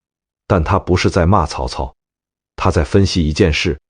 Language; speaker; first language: Chinese; native; Chinese